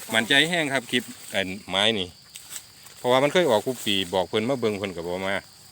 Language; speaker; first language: Thai; native; Thai